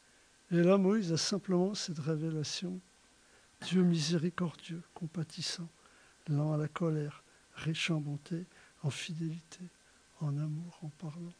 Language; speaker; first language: French; native; French